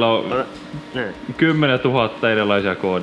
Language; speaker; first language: Finnish; non-native, fluent; Swedish